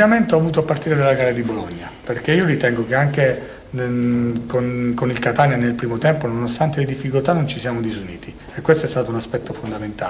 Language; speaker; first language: Italian; native; Italian